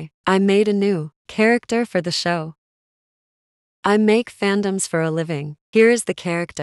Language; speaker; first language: English; native; English